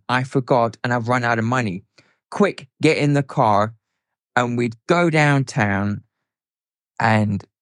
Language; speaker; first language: English; native; English